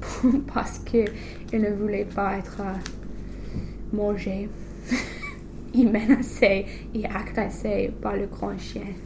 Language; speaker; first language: French; non-native, learner; English